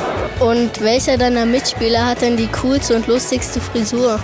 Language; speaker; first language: German; native; German